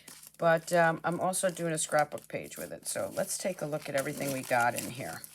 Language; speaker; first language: English; native; English